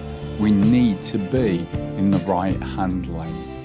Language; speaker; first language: English; native; English